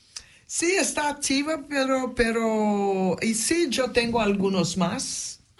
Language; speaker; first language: Spanish; non-native, fluent; Portuguese